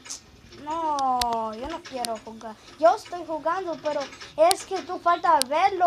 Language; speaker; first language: Spanish; early bilingual, heritage; Spanish